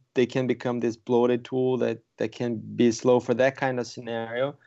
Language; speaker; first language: English; non-native, fluent; Portuguese